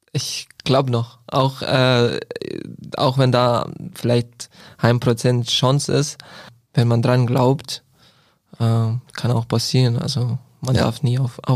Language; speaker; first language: German; non-native, fluent; Croatian